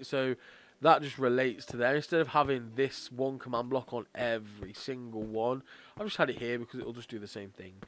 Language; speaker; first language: English; native; English